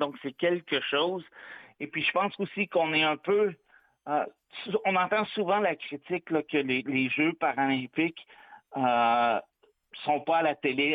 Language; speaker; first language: French; native; French